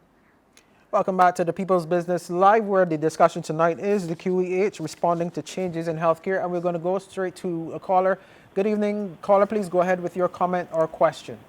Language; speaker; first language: English; native; English